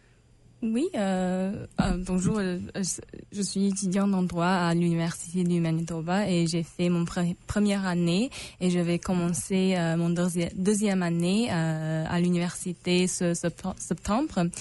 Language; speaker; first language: French; non-native, local second language; English